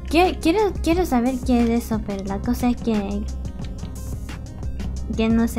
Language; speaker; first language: Spanish; early bilingual, heritage; Spanish